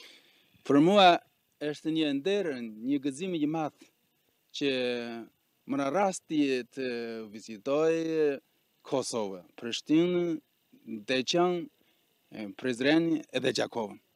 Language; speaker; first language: Albanian; non-native, fluent; Chinese